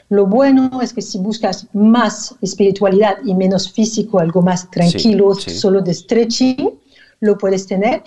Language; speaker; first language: Spanish; non-native, fluent; French